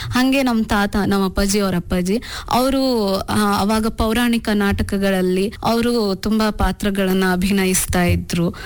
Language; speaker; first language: Kannada; non-native, local second language; Urdu